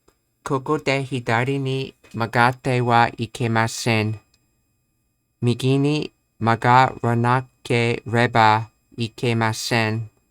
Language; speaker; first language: Japanese; non-native, learner; English